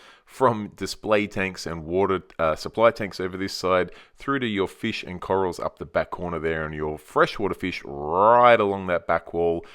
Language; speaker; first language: English; native; English